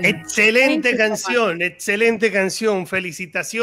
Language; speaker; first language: Spanish; native; Spanish